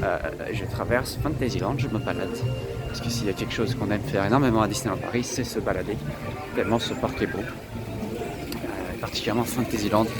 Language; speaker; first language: French; native; French